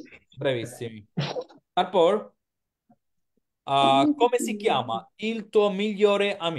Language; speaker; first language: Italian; non-native, fluent; Bangla